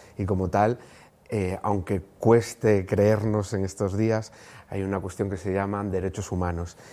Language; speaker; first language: Spanish; native; Spanish